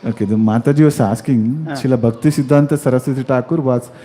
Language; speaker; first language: English; non-native, local second language; Kannada